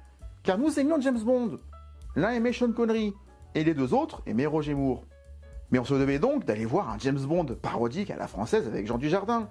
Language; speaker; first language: French; native; French